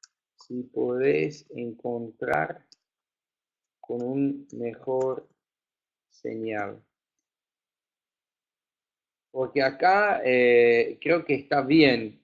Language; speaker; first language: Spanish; non-native, fluent; Afrikaans